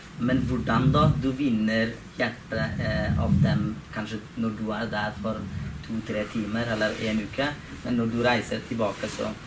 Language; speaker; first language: Norwegian; non-native, fluent; Persian